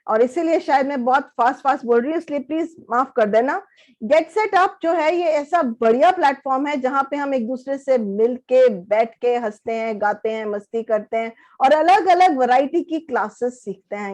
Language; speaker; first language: Hindi; native; Hindi